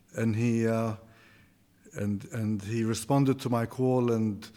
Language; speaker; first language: English; non-native, fluent; Arabic